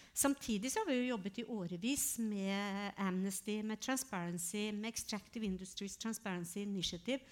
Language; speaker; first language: Norwegian; native; Norwegian